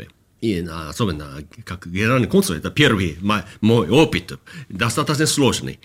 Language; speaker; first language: Russian; non-native, fluent; Japanese